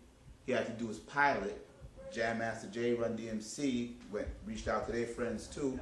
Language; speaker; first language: English; native; English